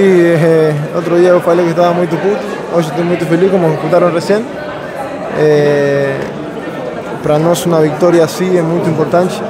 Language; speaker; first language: Portuguese; non-native, learner; Spanish